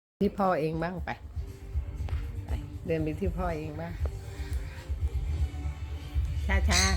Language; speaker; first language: Thai; native; Thai